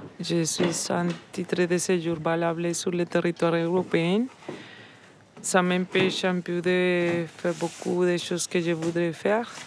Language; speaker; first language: French; non-native, learner; Spanish